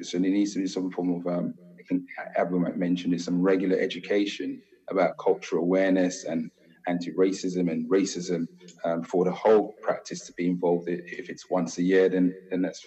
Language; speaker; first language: English; native; English